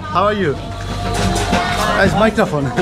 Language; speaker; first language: English; non-native, learner; Turkish